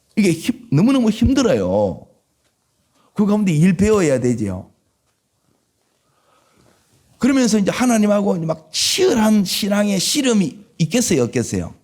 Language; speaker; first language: Korean; native; Korean